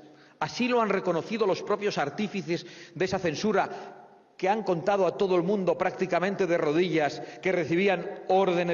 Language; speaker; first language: Spanish; native; Spanish